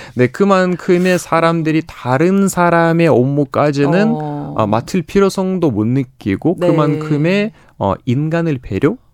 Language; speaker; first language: Korean; non-native, fluent; Russian